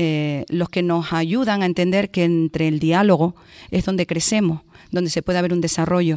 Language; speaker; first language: Spanish; native; Spanish